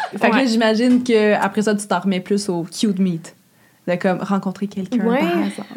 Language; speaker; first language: French; native; French